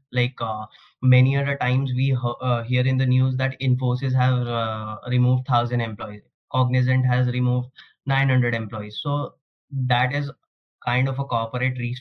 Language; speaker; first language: English; non-native, local second language; Hindi